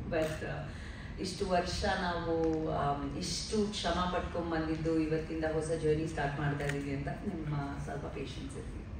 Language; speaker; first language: Kannada; non-native, fluent; Hindi